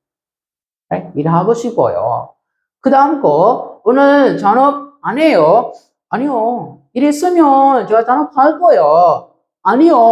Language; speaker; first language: Korean; non-native, fluent; Sinhala